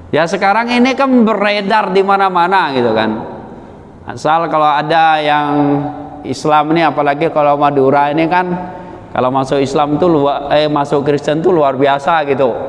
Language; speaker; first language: Indonesian; non-native, local second language; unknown